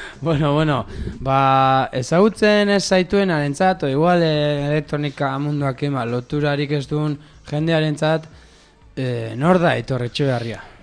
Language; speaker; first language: Basque; native; Basque